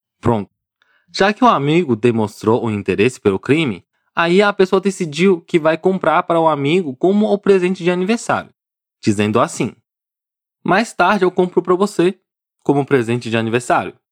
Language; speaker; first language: Portuguese; non-native, fluent; Chinese